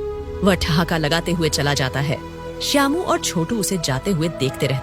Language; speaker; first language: Hindi; native; Hindi